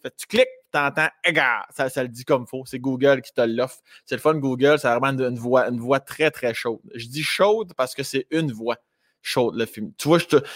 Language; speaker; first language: French; native; French